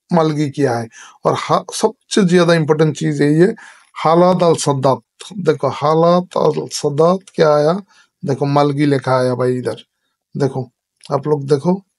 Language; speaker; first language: Hindi; non-native, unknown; Bangla